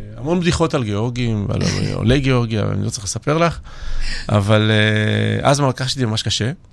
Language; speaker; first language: Hebrew; early bilingual, other home language; Georgian